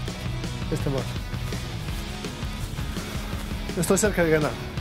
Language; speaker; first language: Spanish; non-native, fluent; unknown